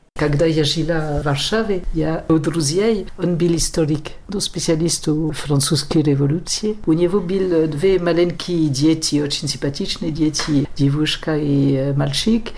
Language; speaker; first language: Russian; non-native, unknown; French